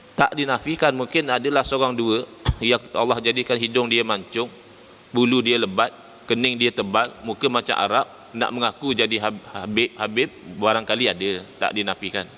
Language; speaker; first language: Malay; native; Malay